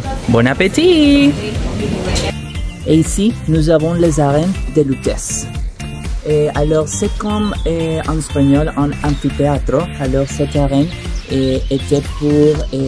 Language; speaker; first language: French; non-native, fluent; Spanish